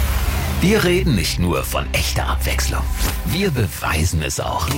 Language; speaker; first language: German; native; German